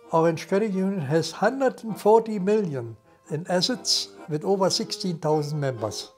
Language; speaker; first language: English; non-native, fluent; German